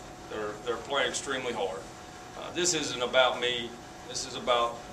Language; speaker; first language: English; native; English